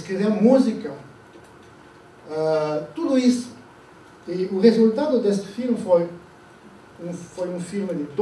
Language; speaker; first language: Portuguese; non-native, fluent; French